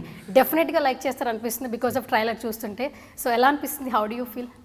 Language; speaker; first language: Telugu; native; Telugu